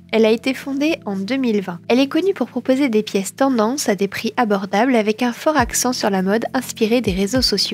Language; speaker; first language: French; native; French